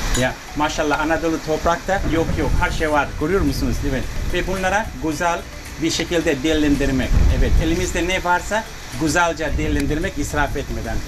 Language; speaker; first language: Turkish; non-native, learner; English